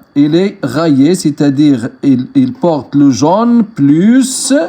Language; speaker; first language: French; non-native, local second language; Arabic